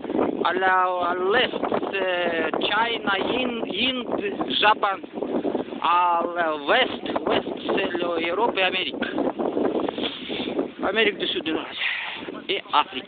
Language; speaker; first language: French; non-native, learner; Romanian